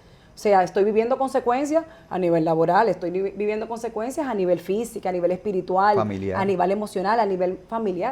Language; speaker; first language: Spanish; native; Spanish